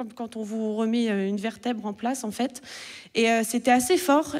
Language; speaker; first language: French; native; French